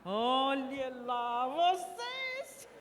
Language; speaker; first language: Portuguese; non-native, fluent; English